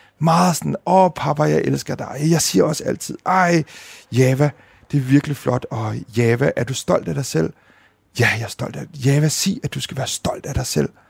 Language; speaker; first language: Danish; early bilingual, other home language; Indonesian